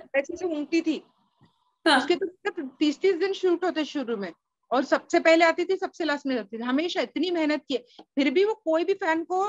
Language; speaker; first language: Hindi; native; Hindi